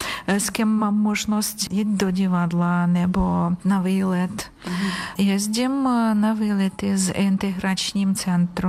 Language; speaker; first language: Czech; non-native, learner; Ukrainian